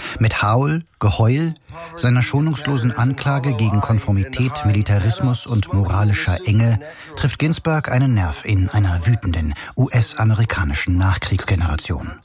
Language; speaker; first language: German; native; German